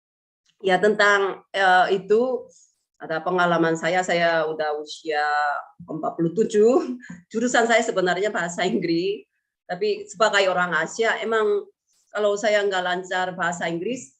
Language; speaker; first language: Indonesian; non-native, fluent; Korean